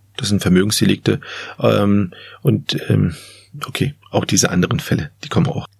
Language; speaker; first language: German; early bilingual, other home language; Turkish